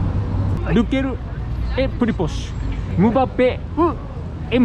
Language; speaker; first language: French; non-native, learner; Japanese